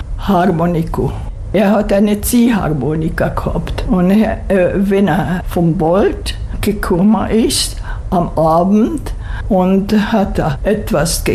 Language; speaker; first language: Slovak; non-native, local second language; German